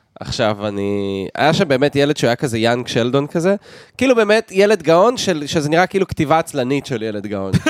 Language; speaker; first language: Hebrew; native; Hebrew